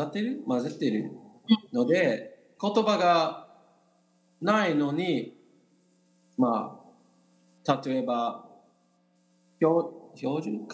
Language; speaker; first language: Japanese; non-native, learner; English